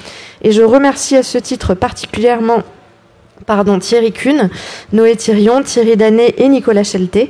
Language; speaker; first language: French; native; French